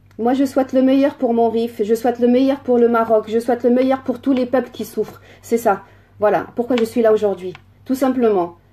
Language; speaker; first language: French; early bilingual, other home language; Riffian